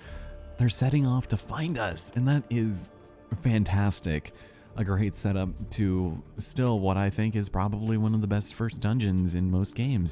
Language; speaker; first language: English; native; English